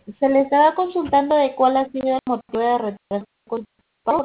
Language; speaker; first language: Spanish; native; Spanish